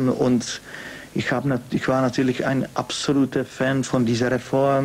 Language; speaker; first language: German; non-native, fluent; Czech